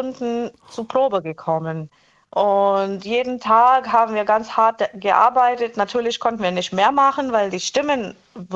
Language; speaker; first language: German; non-native, fluent; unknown